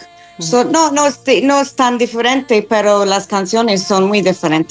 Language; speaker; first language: Spanish; non-native, fluent; English